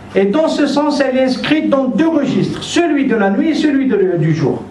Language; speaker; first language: French; non-native, local second language; Arabic